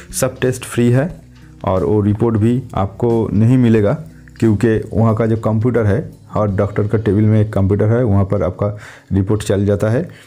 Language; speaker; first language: Hindi; non-native, local second language; Bangla